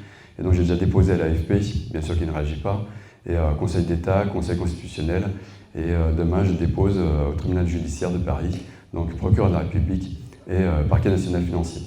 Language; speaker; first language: French; native; French